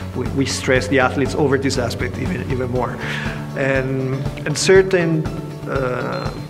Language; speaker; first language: English; non-native, fluent; Italian